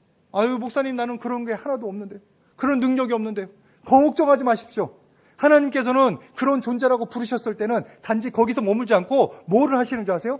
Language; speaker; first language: Korean; native; Korean